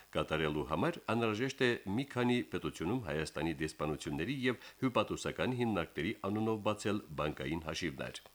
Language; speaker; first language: Armenian; native; Armenian